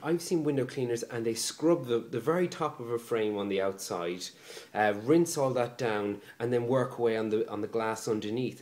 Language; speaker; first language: English; native; English